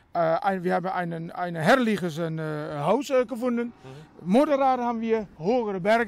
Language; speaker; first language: German; non-native, learner; Dutch